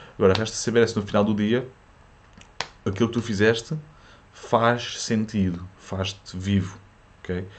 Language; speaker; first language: Portuguese; early bilingual, other home language; French